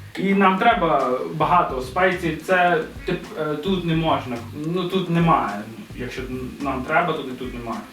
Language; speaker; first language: Ukrainian; non-native, learner; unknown